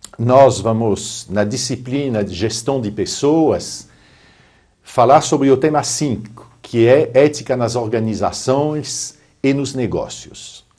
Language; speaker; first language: Portuguese; non-native, fluent; French